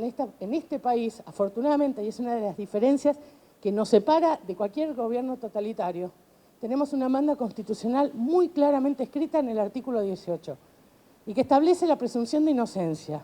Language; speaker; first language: Spanish; native; Spanish